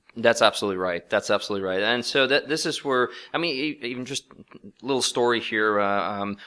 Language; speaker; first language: English; non-native, fluent; Dutch